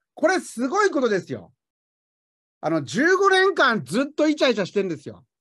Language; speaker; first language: Japanese; native; Japanese